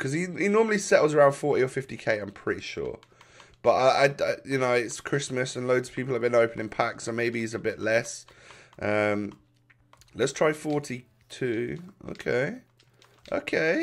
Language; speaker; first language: English; native; English